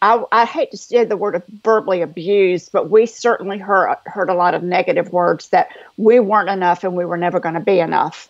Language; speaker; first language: English; native; English